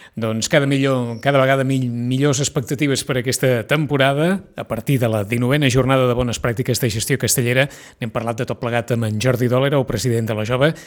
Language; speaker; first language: Catalan; native; Catalan